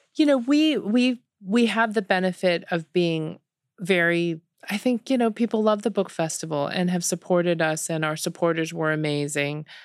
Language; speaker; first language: English; early bilingual, other home language; Korean